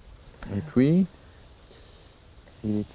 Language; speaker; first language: French; non-native, fluent; Dutch